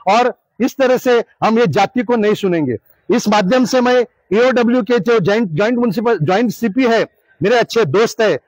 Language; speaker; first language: Hindi; non-native, local second language; Marathi